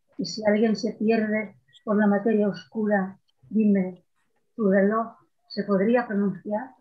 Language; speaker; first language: Spanish; native; Spanish